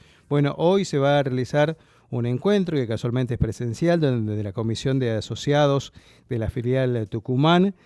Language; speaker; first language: Spanish; native; Spanish